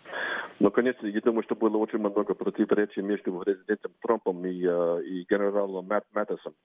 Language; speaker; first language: Russian; non-native, fluent; English